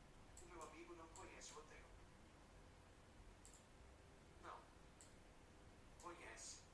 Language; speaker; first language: Portuguese; non-native, learner; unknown